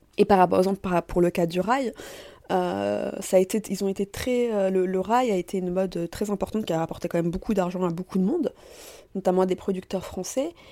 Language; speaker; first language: French; native; French